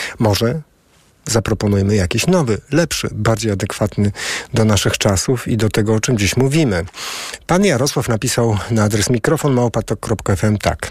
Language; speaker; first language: Polish; native; Polish